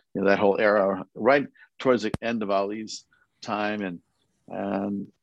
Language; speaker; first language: English; early bilingual, other home language; Korean